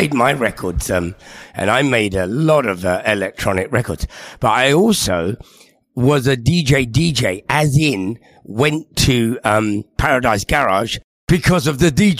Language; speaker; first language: English; native; English